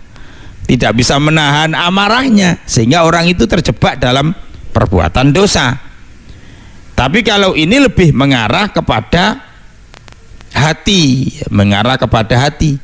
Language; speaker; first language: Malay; non-native, local second language; Javanese